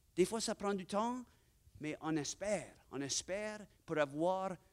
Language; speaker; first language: French; non-native, fluent; English